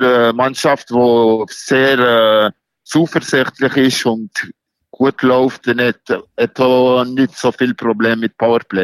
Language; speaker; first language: German; non-native, local second language; French